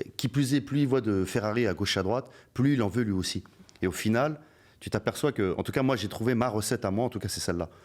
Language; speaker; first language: French; native; French